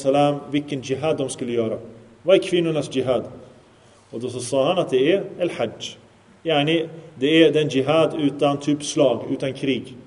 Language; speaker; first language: Swedish; early bilingual, other home language; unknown